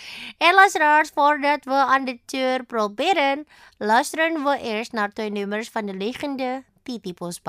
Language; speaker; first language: Dutch; non-native, fluent; Indonesian